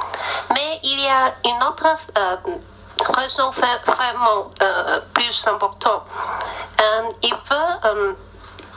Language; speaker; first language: French; non-native, learner; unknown